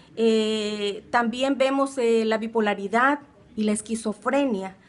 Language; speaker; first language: Spanish; native; Spanish